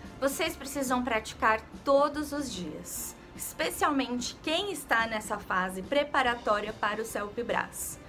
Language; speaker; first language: Portuguese; native; Portuguese